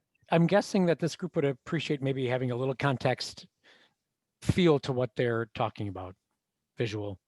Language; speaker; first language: English; native; English